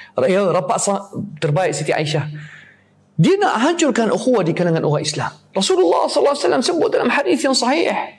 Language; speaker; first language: Malay; native; Malay